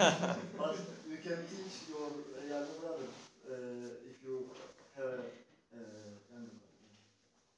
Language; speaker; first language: English; non-native, learner; Turkish